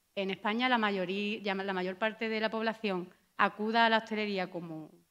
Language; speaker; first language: Spanish; native; Spanish